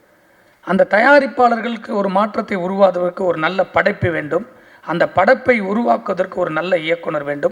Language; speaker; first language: Tamil; native; Tamil